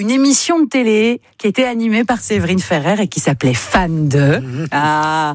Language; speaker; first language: French; native; French